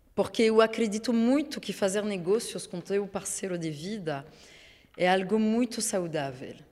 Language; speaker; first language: Portuguese; non-native, fluent; French